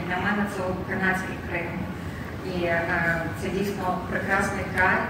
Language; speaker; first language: Ukrainian; native; Ukrainian